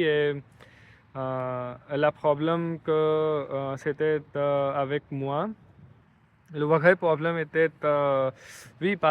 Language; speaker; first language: French; non-native, learner; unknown